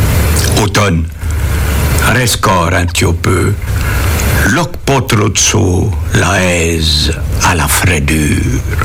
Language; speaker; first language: French; native; French